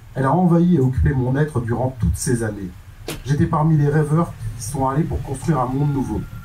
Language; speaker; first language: French; native; French